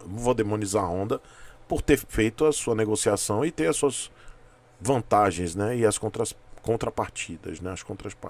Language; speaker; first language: Portuguese; native; Portuguese